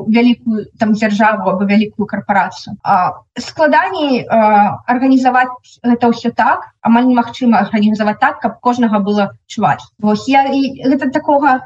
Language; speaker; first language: Belarusian; non-native, local second language; Russian